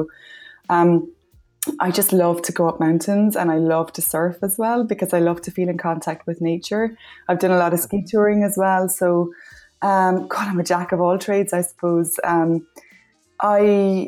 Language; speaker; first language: English; native; English